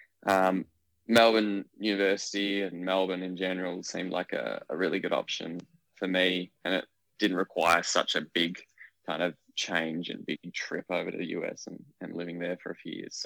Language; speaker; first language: English; native; English